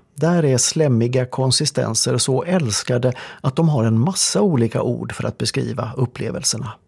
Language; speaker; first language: Swedish; native; Swedish